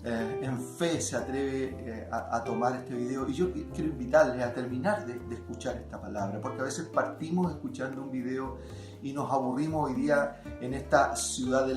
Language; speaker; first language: Spanish; native; Spanish